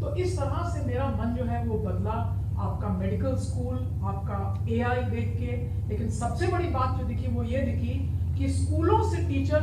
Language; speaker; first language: Hindi; native; Hindi